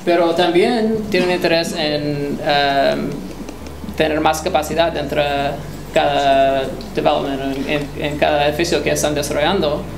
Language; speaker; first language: Spanish; non-native, fluent; English